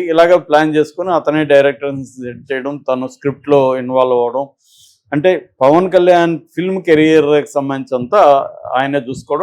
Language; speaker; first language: Telugu; native; Telugu